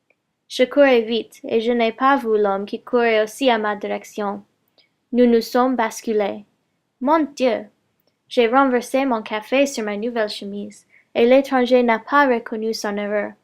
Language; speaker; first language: French; non-native, learner; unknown